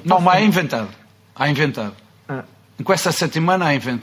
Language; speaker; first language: Italian; non-native, fluent; Portuguese